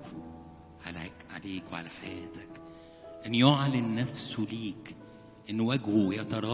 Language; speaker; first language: Arabic; native; Arabic